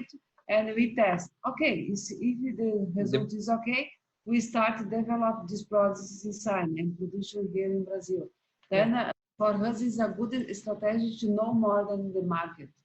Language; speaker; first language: English; non-native, learner; Portuguese